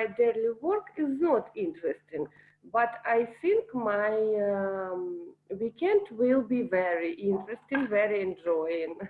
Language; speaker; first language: English; non-native, learner; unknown